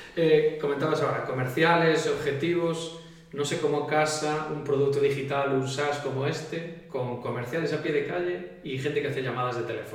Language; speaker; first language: Spanish; native; Spanish